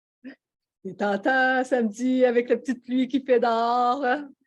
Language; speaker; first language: French; native; French